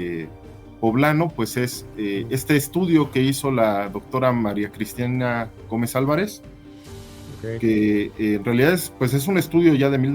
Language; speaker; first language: Spanish; native; Spanish